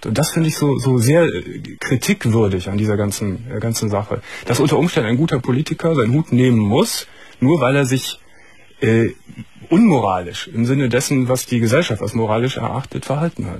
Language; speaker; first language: German; native; German